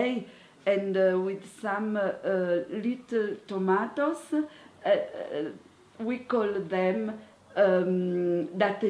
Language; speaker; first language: English; non-native, learner; Italian